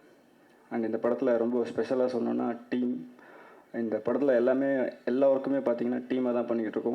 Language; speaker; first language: Tamil; native; Tamil